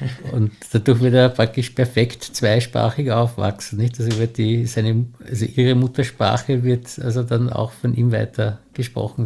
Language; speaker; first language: German; native; German